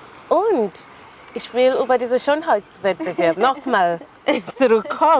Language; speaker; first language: German; non-native, fluent; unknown